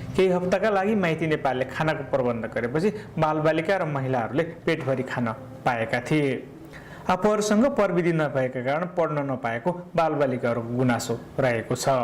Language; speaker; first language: Nepali; native; Nepali